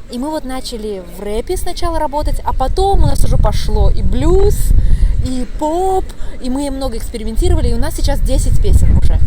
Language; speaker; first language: Russian; native; Russian